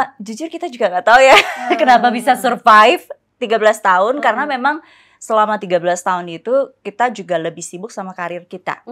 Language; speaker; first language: Indonesian; native; Indonesian